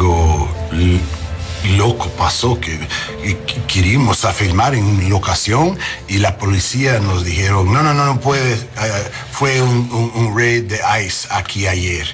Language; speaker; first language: Spanish; non-native, learner; English